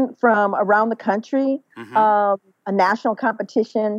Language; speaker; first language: English; native; English